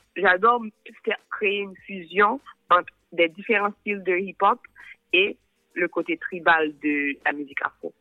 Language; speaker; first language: French; non-native, fluent; English